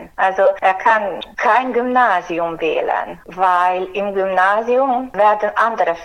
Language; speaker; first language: German; non-native, fluent; Hungarian